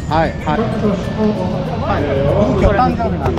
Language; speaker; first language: Japanese; native; Japanese